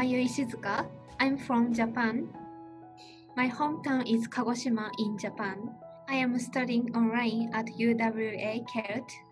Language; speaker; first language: English; non-native, learner; Japanese